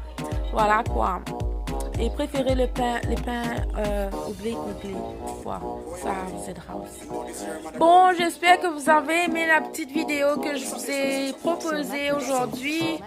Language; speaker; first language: French; native; French